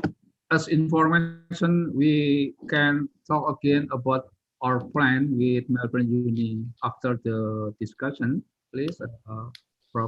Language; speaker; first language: English; non-native, learner; Indonesian